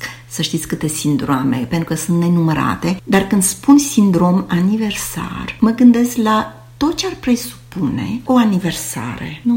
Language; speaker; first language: Romanian; native; Romanian